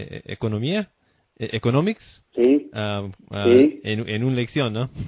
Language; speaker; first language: Spanish; non-native, fluent; English